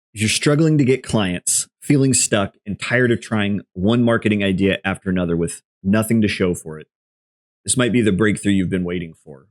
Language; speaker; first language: English; native; English